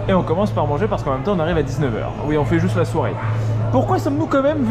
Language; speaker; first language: French; native; French